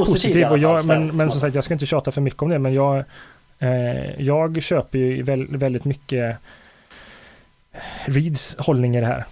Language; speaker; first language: Swedish; native; Swedish